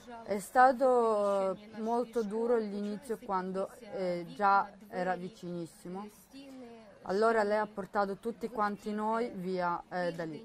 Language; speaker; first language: Italian; non-native, fluent; Ukrainian